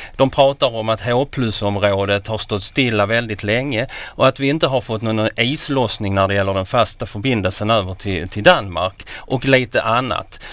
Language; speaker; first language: Swedish; native; Swedish